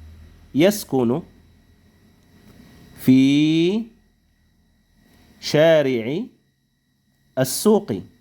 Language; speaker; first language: Arabic; non-native, fluent; Indonesian